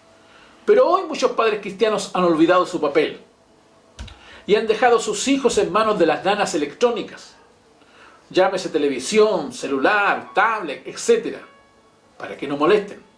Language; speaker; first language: Spanish; native; Spanish